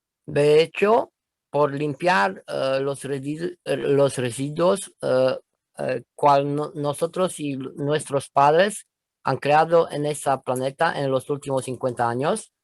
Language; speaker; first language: Spanish; non-native, learner; Romanian